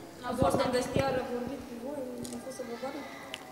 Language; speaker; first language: Romanian; native; Romanian